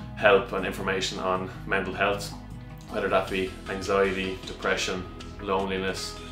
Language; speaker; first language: English; native; English